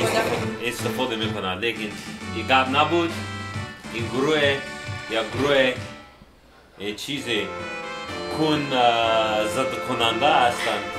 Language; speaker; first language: Persian; non-native, learner; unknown